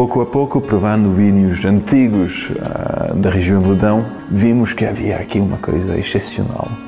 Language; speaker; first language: Portuguese; non-native, learner; French